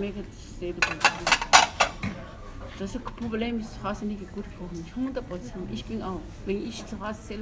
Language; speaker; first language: German; non-native, learner; Chinese